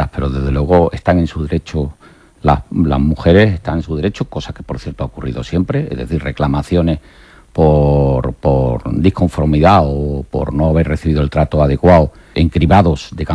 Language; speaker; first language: Spanish; native; Spanish